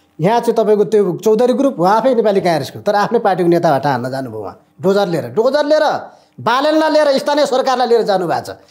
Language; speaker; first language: Nepali; native; Nepali